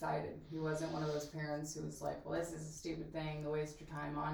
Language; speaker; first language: English; native; English